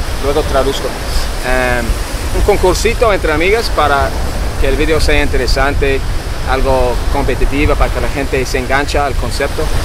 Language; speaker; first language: Spanish; non-native, fluent; English